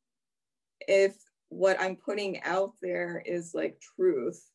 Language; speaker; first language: English; native; English